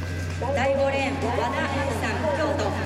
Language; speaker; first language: Japanese; native; Japanese